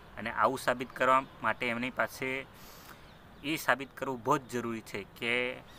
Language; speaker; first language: Gujarati; non-native, local second language; Rathawi